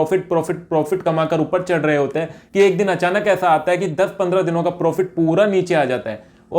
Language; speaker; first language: Hindi; native; Hindi